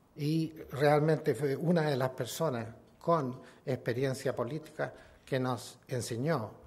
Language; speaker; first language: Spanish; native; Spanish